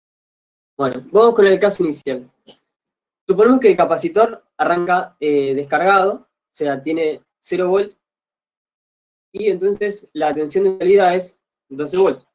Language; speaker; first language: Spanish; native; Spanish